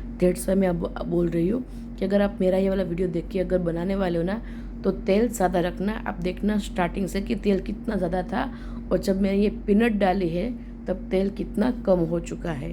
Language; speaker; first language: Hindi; non-native, local second language; Gujarati